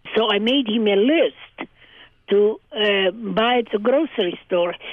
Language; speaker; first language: English; early bilingual, other home language; Hungarian